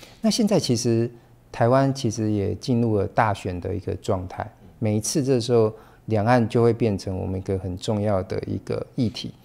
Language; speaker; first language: Chinese; native; Chinese